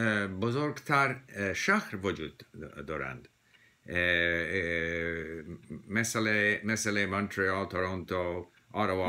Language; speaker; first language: Persian; non-native, learner; English